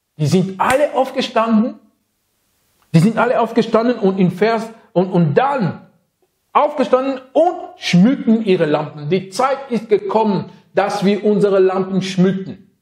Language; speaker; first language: German; non-native, fluent; French